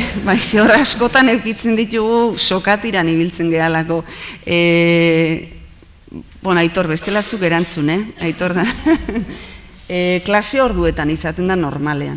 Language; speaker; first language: Basque; native; Basque